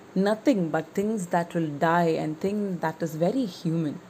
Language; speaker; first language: English; non-native, local second language; Malayalam